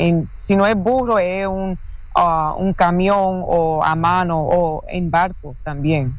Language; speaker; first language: Spanish; non-native, fluent; English